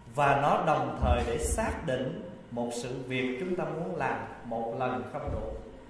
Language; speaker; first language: Vietnamese; early bilingual, heritage; Vietnamese